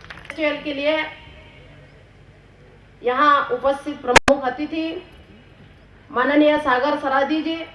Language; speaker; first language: Hindi; non-native, local second language; Marathi